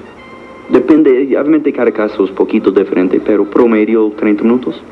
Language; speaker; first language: Spanish; non-native, fluent; English